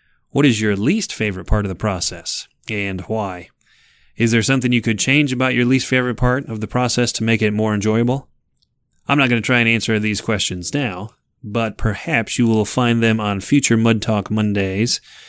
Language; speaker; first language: English; native; English